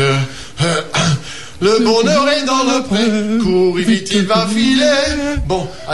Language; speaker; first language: French; non-native, fluent; English